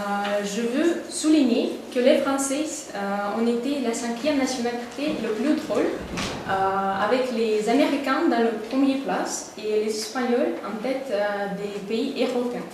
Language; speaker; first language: French; non-native, learner; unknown